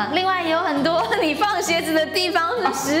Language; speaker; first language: Chinese; native; Chinese